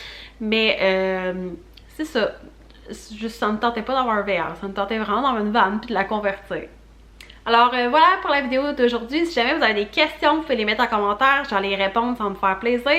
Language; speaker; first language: French; native; French